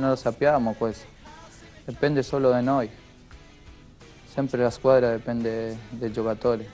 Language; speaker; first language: Italian; non-native, fluent; Spanish